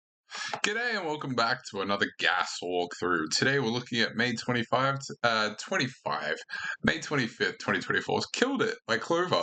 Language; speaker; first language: English; native; English